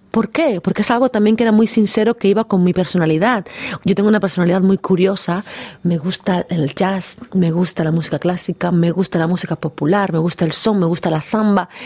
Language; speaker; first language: Spanish; native; Spanish